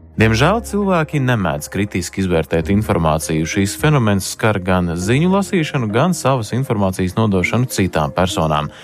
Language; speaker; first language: Latvian; native; Latvian